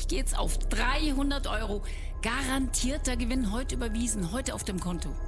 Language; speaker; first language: German; native; German